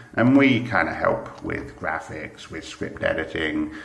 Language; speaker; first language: English; native; English